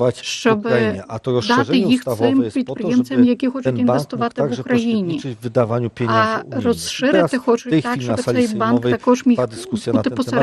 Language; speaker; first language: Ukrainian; non-native, fluent; Polish